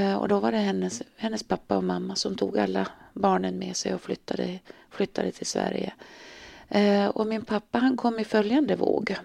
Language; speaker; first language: Swedish; native; Swedish